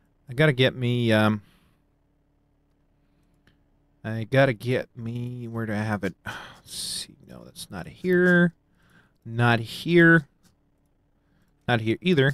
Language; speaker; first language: English; early bilingual, other home language; Russian